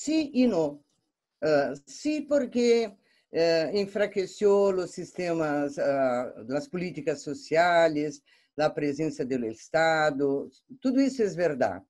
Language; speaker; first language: Spanish; non-native, fluent; Portuguese